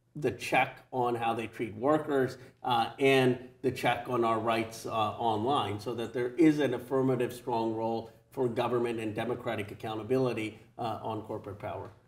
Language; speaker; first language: English; native; English